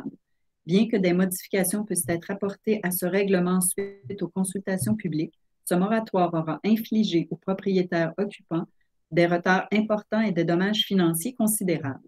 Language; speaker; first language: French; native; French